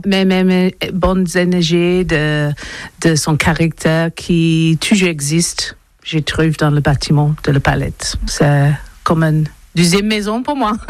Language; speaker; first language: French; non-native, learner; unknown